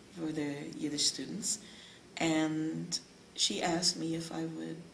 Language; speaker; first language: English; native; English